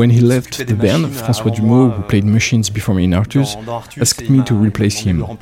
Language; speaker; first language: English; non-native, fluent; French